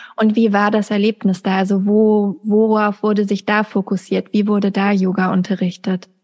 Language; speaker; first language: German; native; German